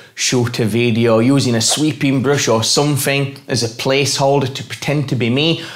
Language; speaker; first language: English; native; English